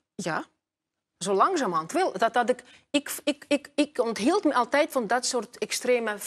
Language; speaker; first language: Dutch; non-native, fluent; Russian